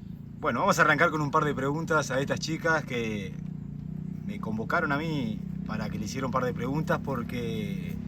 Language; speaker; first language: Spanish; native; Spanish